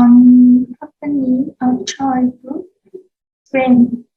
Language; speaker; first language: English; non-native, learner; Vietnamese